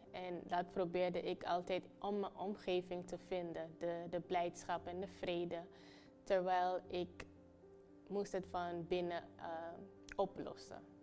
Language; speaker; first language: Dutch; non-native, local second language; Papiamento